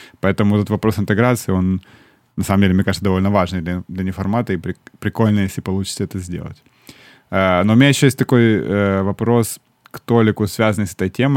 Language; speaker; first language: Russian; native; Russian